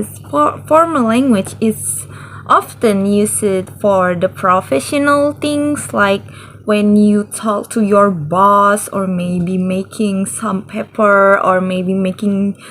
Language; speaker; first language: English; non-native, learner; Indonesian